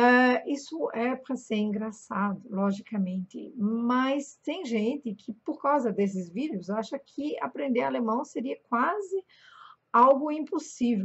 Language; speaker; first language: Portuguese; non-native, fluent; German